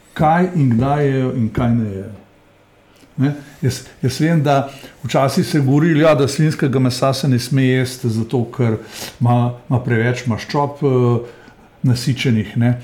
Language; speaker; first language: Slovenian; native; Slovenian